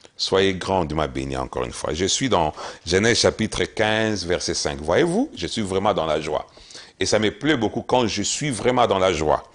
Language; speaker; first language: French; non-native, local second language; Lingala